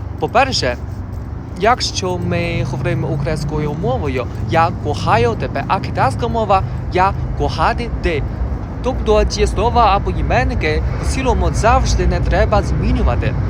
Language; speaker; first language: Ukrainian; non-native, learner; Chinese